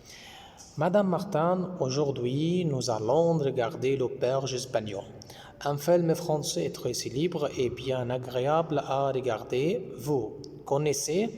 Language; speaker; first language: French; non-native, fluent; Arabic